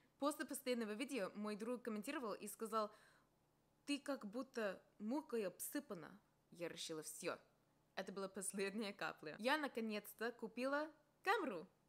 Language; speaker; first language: Russian; non-native, fluent; English